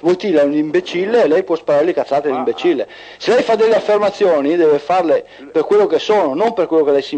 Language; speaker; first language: Italian; native; Italian